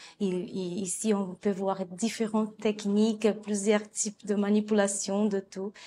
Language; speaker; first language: French; non-native, fluent; Portuguese